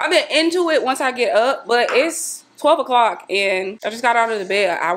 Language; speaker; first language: English; native; English